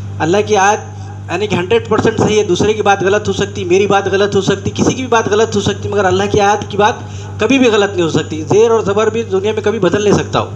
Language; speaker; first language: Urdu; native; Urdu